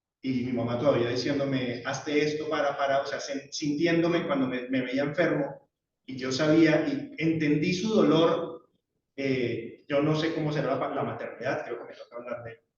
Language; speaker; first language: Spanish; native; Spanish